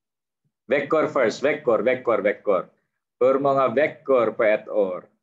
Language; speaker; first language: Swedish; non-native, fluent; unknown